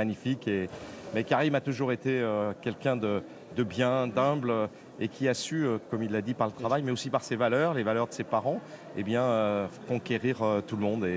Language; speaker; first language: French; native; French